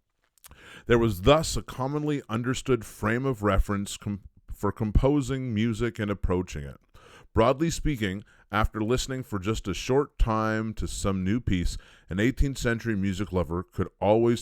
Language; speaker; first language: English; native; English